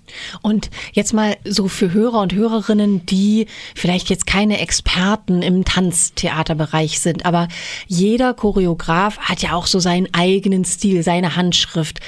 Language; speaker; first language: German; native; German